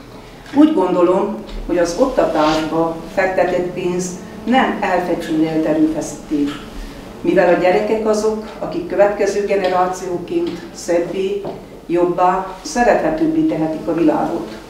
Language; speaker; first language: Hungarian; native; Hungarian